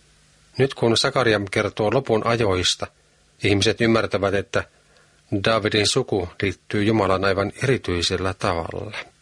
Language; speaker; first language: Finnish; native; Finnish